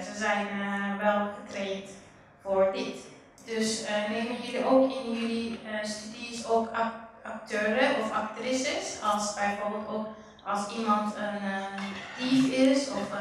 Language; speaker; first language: Dutch; non-native, fluent; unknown